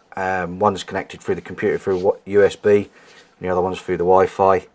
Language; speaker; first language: English; native; English